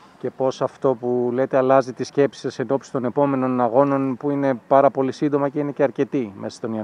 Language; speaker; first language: Greek; native; Greek